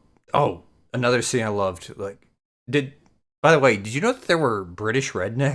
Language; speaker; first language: English; native; English